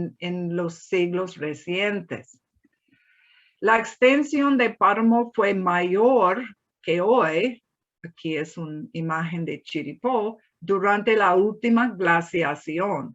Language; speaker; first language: Spanish; non-native, fluent; English